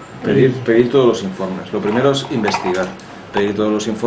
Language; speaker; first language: Spanish; native; Spanish